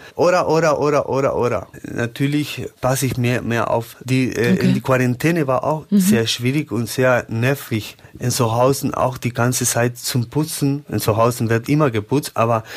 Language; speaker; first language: German; non-native, learner; Spanish